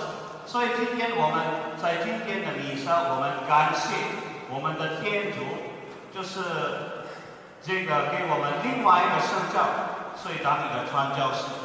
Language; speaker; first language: Chinese; non-native, fluent; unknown